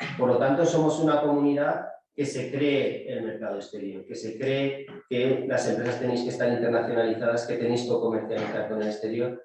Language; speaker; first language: Spanish; native; Spanish